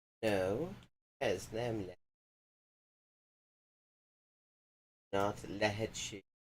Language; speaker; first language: Hungarian; non-native, learner; English